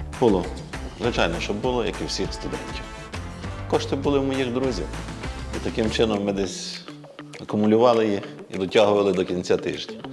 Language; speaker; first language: Ukrainian; native; Ukrainian